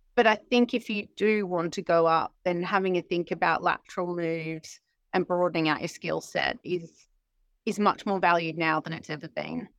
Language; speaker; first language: English; native; English